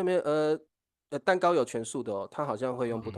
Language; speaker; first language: Chinese; native; Chinese